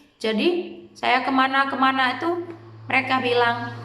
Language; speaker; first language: Indonesian; non-native, fluent; Khmer